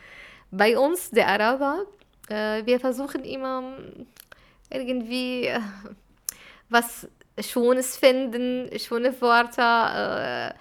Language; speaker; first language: German; non-native, fluent; Arabic